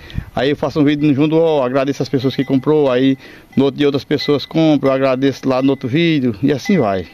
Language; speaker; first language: Portuguese; native; Portuguese